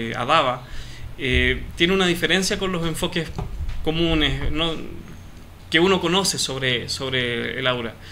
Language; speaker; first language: Spanish; native; Spanish